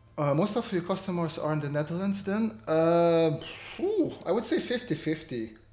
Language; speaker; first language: English; non-native, fluent; Romanian